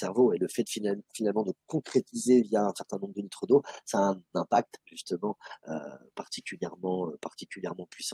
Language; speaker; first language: French; native; French